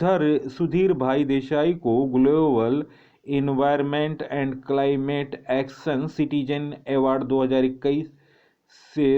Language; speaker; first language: Hindi; native; Hindi